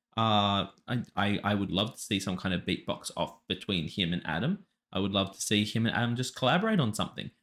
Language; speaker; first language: English; native; English